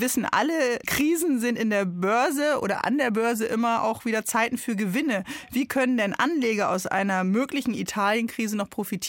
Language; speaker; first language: German; native; German